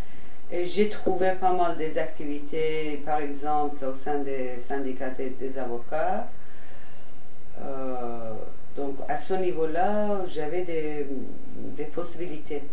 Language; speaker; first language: French; non-native, fluent; Persian